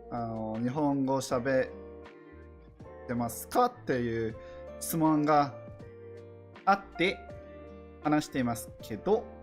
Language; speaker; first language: Japanese; non-native, learner; English